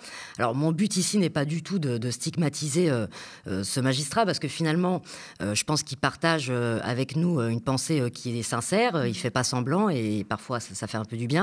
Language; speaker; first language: French; native; French